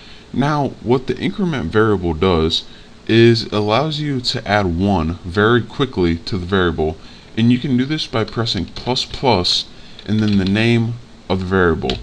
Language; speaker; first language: English; native; English